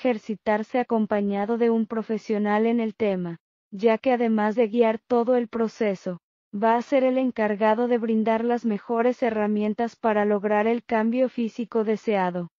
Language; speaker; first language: Spanish; native; Spanish